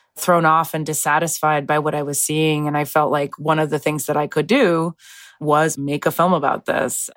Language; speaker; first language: English; early bilingual, other home language; Spanish